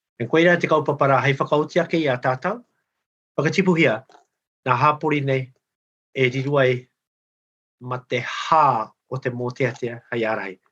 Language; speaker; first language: Māori; native; Māori